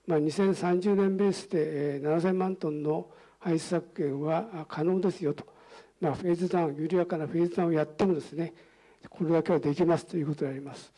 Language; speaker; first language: Japanese; native; Japanese